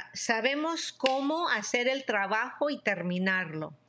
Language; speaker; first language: Spanish; early bilingual, heritage; Spanish